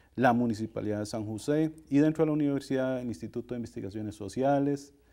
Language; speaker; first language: Spanish; native; Spanish